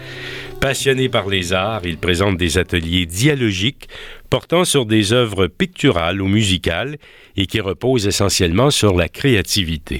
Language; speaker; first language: French; native; French